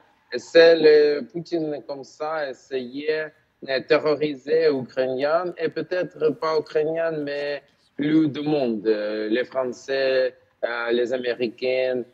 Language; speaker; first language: French; non-native, learner; Ukrainian